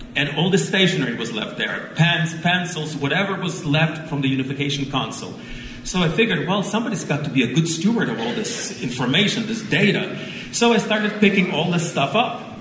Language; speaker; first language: English; non-native, fluent; Ukrainian